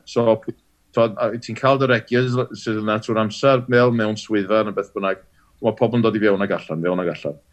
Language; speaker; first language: Welsh; native; Welsh